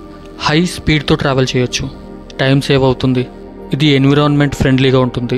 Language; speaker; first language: Telugu; native; Telugu